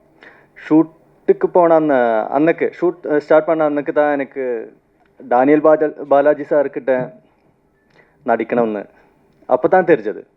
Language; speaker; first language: Tamil; non-native, fluent; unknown